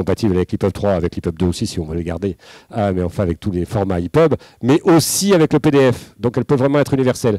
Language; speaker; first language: French; native; French